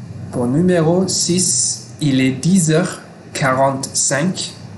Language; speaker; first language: French; non-native, fluent; Malay